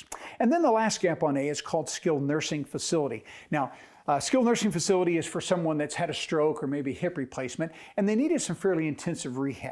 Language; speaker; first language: English; native; English